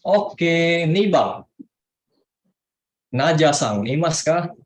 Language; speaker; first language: Japanese; non-native, fluent; Indonesian